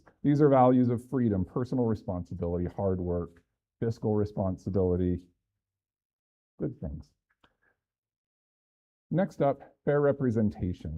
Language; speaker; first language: English; native; English